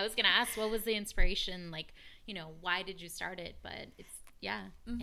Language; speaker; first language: English; early bilingual, other home language; Spanish